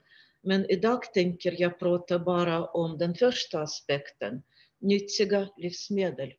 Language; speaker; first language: Swedish; non-native, fluent; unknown